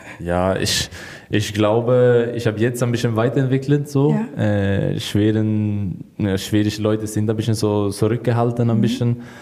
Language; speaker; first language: German; non-native, learner; Swedish